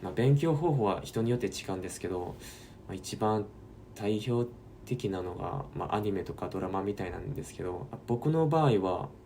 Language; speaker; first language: Japanese; non-native, fluent; Korean